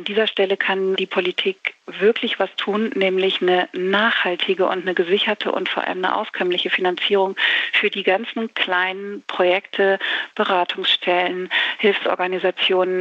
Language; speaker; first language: German; native; German